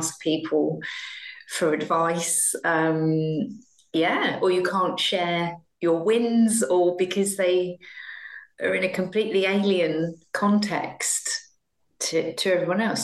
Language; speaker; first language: English; native; English